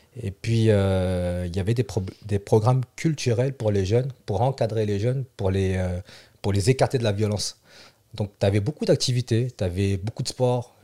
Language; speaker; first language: French; early bilingual, other home language; Vietnamese